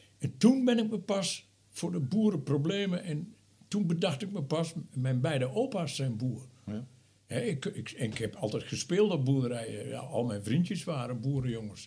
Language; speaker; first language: Dutch; native; Dutch